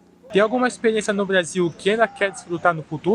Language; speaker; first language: Portuguese; native; Portuguese